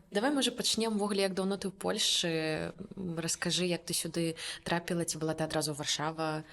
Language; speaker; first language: Belarusian; native; Belarusian